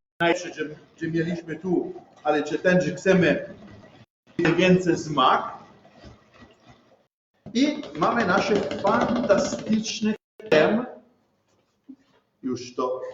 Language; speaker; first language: Polish; non-native, learner; Italian